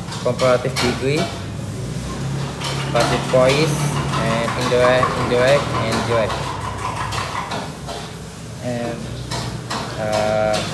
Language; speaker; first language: English; non-native, learner; Indonesian